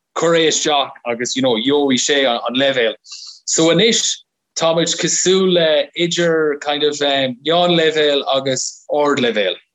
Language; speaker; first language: Irish; non-native, local second language; English